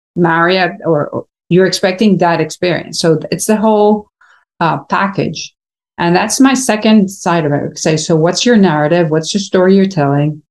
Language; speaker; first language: English; non-native, fluent; Spanish